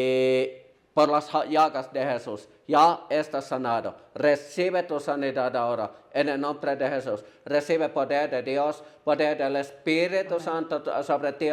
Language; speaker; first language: Spanish; non-native, learner; Finnish